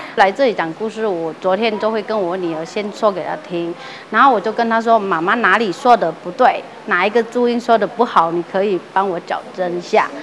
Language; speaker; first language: Chinese; non-native, fluent; Vietnamese